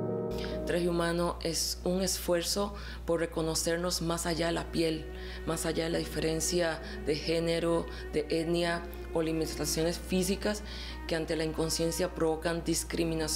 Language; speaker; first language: Spanish; early bilingual, other home language; Chinese